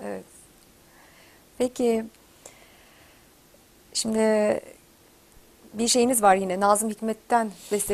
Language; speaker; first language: Turkish; native; Turkish